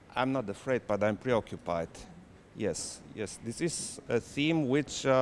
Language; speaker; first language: English; non-native, fluent; Romanian